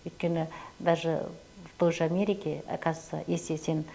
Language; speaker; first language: Russian; non-native, local second language; Kazakh